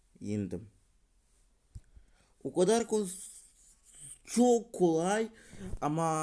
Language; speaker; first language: Turkish; non-native, learner; Russian